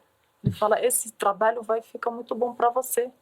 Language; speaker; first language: Portuguese; non-native, learner; Arabic